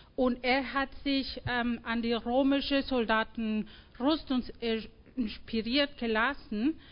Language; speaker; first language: German; non-native, fluent; Spanish